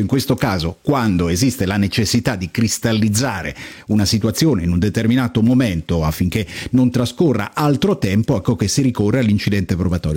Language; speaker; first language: Italian; native; Italian